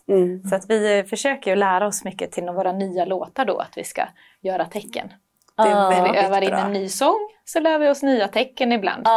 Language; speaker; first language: Swedish; native; Swedish